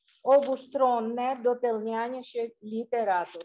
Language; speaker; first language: Polish; non-native, fluent; Azerbaijani